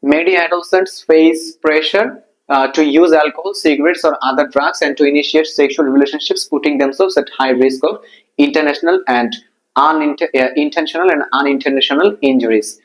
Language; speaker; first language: English; non-native, local second language; Bangla